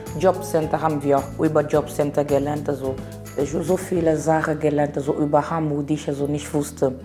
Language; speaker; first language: German; non-native, learner; Portuguese